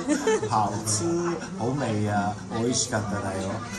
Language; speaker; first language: English; non-native, learner; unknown